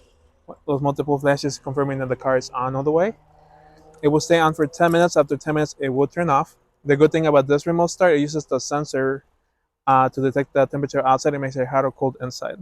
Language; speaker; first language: English; native; English